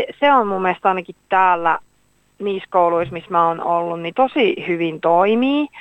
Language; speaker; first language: Finnish; native; Finnish